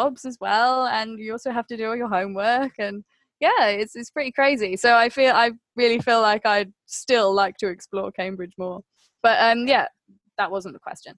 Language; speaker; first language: English; native; English